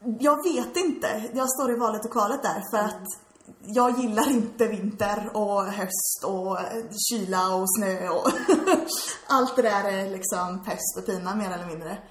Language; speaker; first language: Swedish; early bilingual, heritage; English